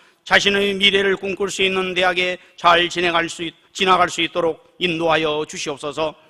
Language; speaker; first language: Korean; native; Korean